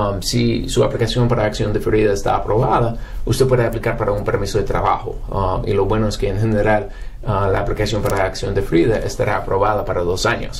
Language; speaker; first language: Spanish; non-native, fluent; English